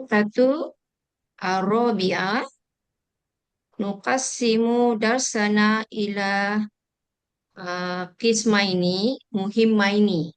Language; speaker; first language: Arabic; non-native, learner; Malay